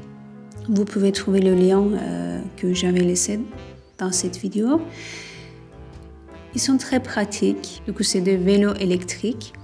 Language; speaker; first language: French; non-native, fluent; Turkish